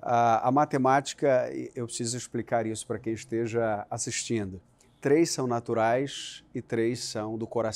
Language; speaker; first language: Portuguese; native; Portuguese